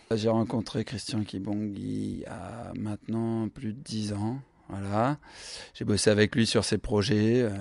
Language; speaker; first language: French; native; French